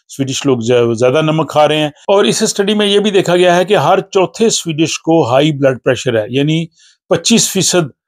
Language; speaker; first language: Urdu; non-native, local second language; Punjabi